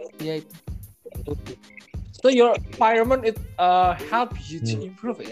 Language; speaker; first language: English; non-native, learner; Indonesian